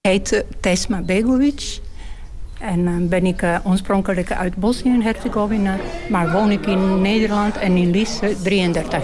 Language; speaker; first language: Dutch; non-native, learner; Bosnian